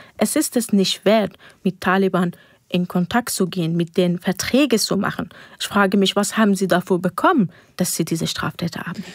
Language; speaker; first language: German; non-native, fluent; Persian